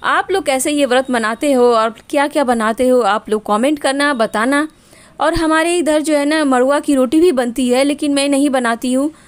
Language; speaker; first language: Hindi; native; Hindi